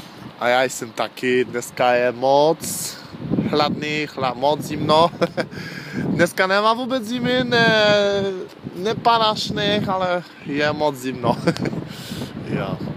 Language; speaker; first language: Czech; non-native, learner; Polish